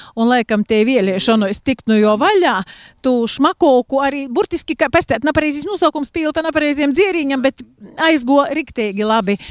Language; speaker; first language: Latvian; native; Latvian